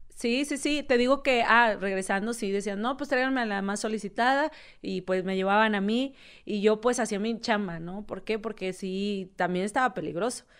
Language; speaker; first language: Spanish; native; Spanish